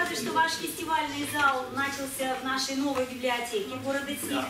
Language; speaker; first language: Russian; native; Russian